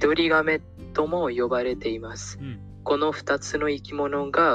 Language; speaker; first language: Japanese; non-native, fluent; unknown